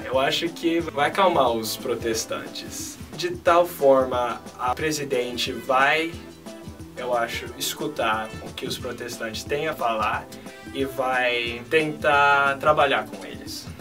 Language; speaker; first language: Portuguese; early bilingual, heritage; Portuguese